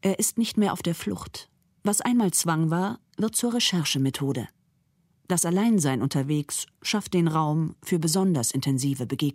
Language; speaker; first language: German; native; German